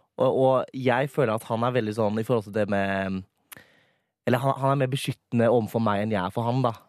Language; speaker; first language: Norwegian; native; Norwegian